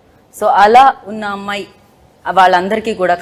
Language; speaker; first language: Telugu; native; Telugu